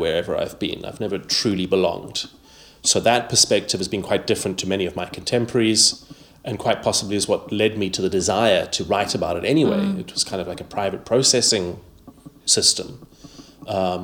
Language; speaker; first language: English; native; English